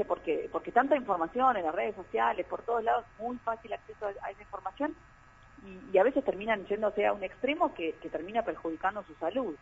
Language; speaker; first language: Spanish; native; Spanish